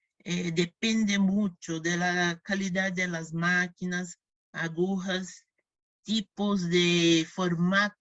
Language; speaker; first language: Spanish; non-native, fluent; Portuguese